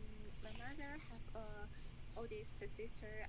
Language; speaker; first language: English; non-native, learner; Chinese